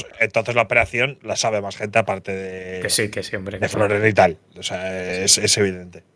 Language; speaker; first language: Spanish; native; Spanish